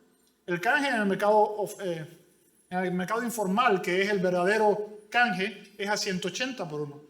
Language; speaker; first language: Spanish; native; Spanish